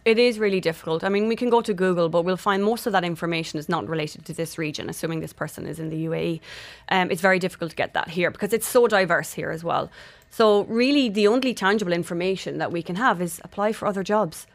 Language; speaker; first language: English; native; English